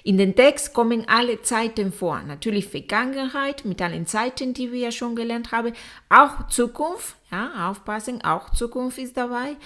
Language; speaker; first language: German; non-native, fluent; Spanish